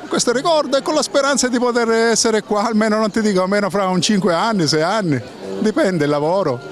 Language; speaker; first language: Italian; native; Italian